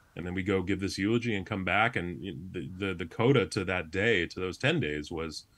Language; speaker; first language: English; native; English